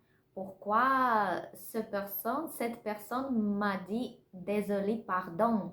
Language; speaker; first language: French; non-native, learner; Russian